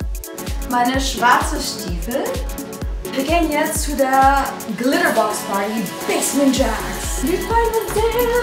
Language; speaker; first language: German; non-native, fluent; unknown